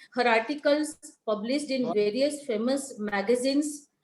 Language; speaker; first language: English; non-native, local second language; Gujarati